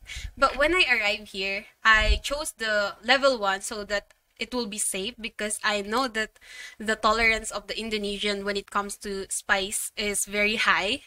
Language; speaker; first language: English; non-native, local second language; Filipino